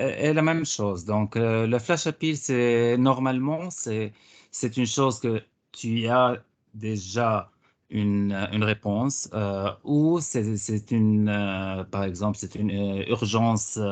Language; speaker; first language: French; non-native, fluent; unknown